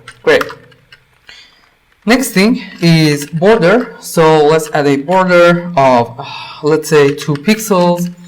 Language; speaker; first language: English; non-native, fluent; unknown